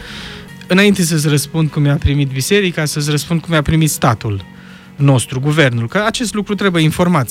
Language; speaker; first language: Romanian; native; Romanian